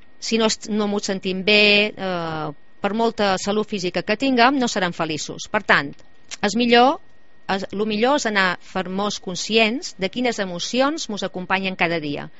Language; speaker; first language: Catalan; native; Catalan